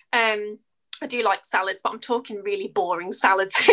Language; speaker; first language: English; native; English